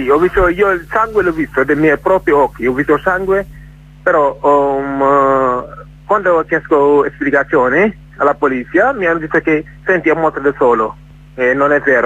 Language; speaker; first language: Italian; non-native, fluent; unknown